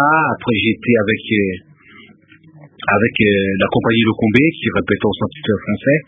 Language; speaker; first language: French; non-native, local second language; Lingala